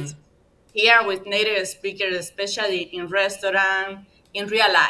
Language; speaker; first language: English; non-native, learner; Spanish